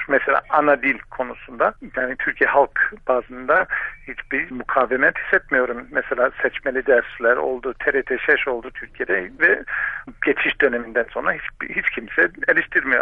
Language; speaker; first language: Turkish; non-native, fluent; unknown